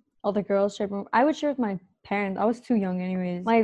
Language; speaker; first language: English; native; English